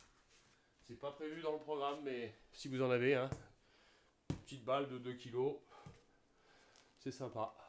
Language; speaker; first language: French; native; French